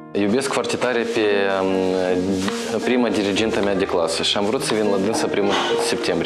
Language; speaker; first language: Romanian; non-native, local second language; Russian